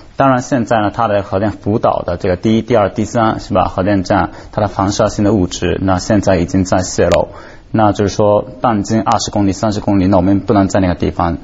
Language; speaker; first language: Chinese; non-native, fluent; Japanese